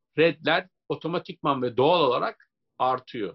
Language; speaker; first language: Turkish; native; Turkish